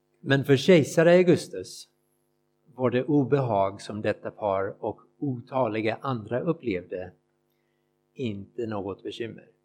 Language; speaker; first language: Swedish; non-native, fluent; English